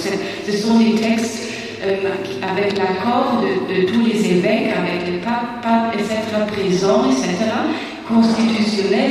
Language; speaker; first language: French; non-native, fluent; German